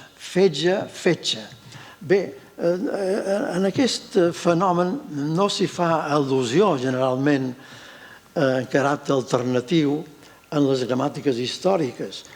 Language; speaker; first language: Catalan; native; Catalan